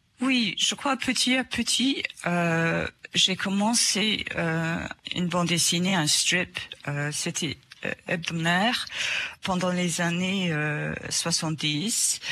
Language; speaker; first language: French; non-native, fluent; English